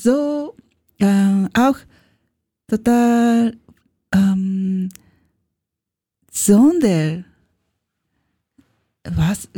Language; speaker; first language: German; non-native, learner; Japanese